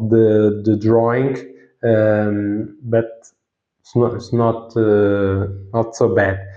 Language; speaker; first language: English; non-native, fluent; Portuguese